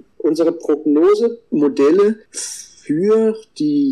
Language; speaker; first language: German; non-native, fluent; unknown